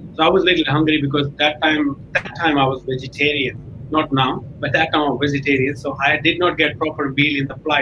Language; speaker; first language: English; non-native, local second language; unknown